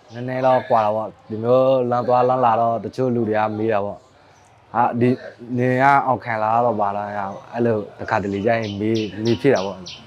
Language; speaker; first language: Burmese; non-native, local second language; S'gaw Karen